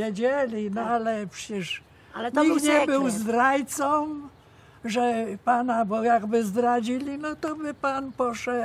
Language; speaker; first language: Polish; native; Polish